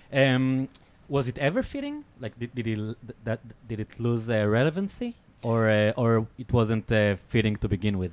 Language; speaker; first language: English; non-native, fluent; Hebrew